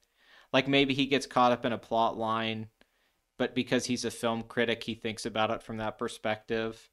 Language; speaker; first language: English; native; English